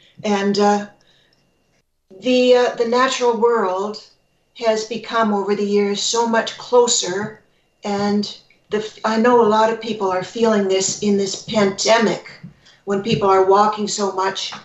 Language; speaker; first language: English; native; English